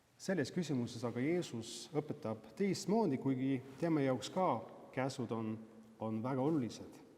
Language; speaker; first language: Estonian; non-native, fluent; Norwegian